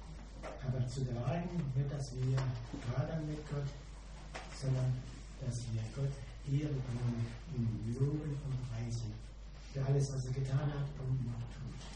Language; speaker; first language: German; non-native, fluent; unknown